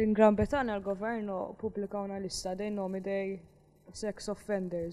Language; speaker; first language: Italian; non-native, fluent; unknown